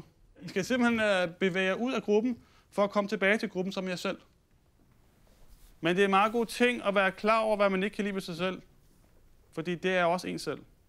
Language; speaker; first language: Danish; native; Danish